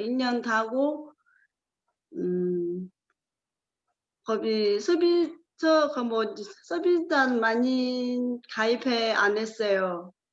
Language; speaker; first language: Korean; non-native, learner; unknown